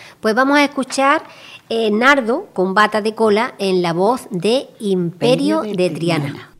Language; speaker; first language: Spanish; native; Spanish